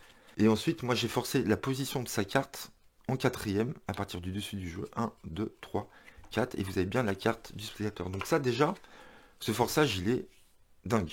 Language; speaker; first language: French; native; French